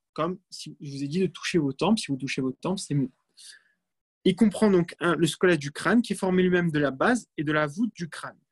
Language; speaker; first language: French; native; French